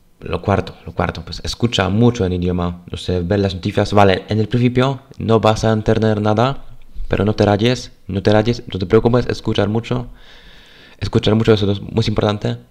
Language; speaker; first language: Spanish; non-native, fluent; Polish